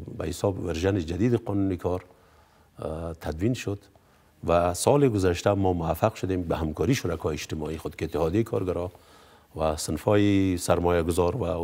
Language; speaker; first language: Persian; native; Persian